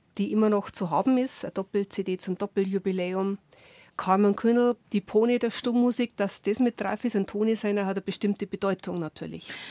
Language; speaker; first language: German; native; German